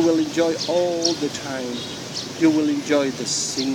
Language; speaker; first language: English; non-native, fluent; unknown